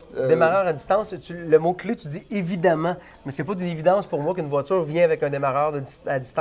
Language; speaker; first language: French; native; French